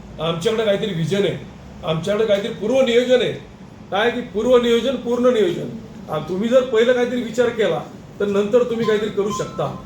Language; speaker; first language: Marathi; native; Marathi